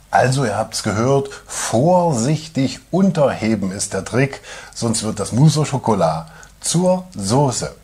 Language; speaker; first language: German; native; German